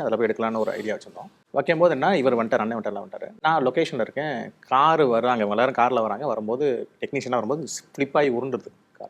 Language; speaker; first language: Tamil; native; Tamil